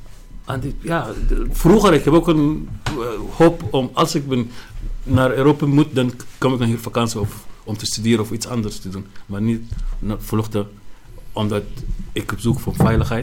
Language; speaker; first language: Dutch; non-native, learner; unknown